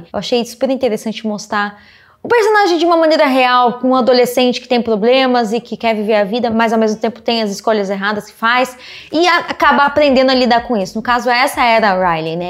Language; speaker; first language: Portuguese; native; Portuguese